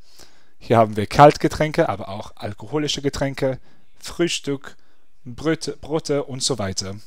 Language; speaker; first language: German; non-native, fluent; English